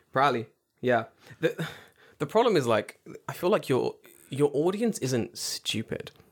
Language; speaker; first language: English; native; English